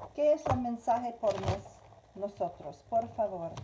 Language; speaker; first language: Spanish; non-native, learner; English